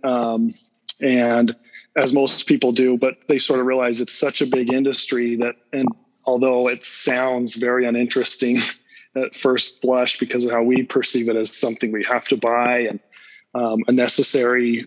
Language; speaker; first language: English; native; English